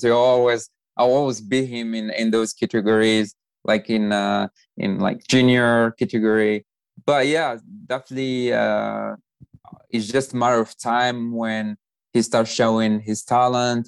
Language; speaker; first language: English; non-native, fluent; Arabic